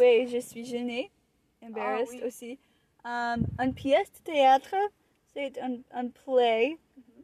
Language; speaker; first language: French; non-native, learner; English